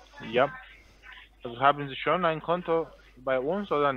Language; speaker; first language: German; non-native, learner; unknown